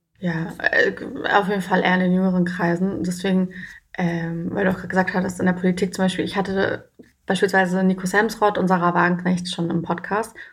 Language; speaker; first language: German; early bilingual, other home language; Persian